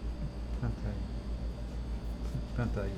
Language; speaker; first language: Japanese; non-native, learner; French